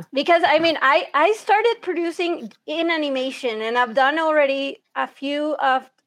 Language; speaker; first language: English; early bilingual, other home language; Spanish